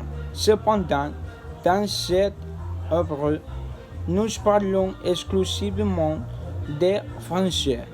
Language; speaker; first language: French; non-native, learner; Spanish